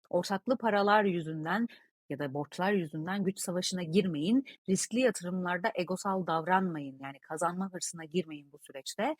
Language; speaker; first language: Turkish; native; Turkish